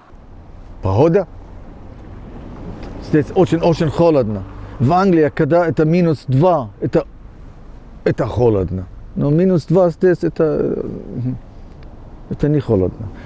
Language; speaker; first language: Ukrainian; non-native, learner; English